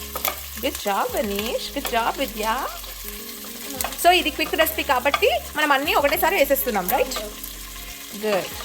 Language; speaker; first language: Telugu; native; Telugu